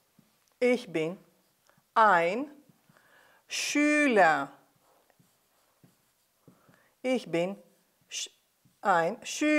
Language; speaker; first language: German; non-native, fluent; Greek